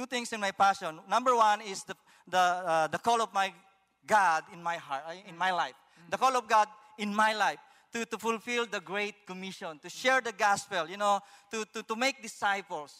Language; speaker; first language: English; non-native, local second language; Filipino